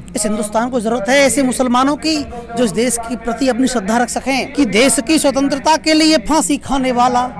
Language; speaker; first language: Hindi; native; Hindi